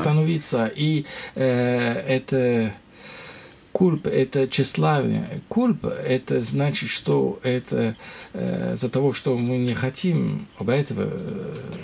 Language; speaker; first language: Russian; non-native, learner; French